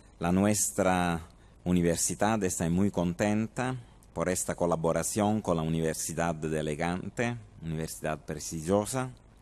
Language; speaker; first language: Italian; native; Italian